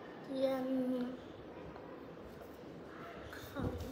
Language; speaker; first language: Chinese; non-native, learner; Thai